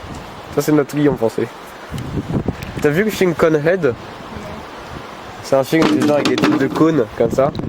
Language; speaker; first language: French; native; French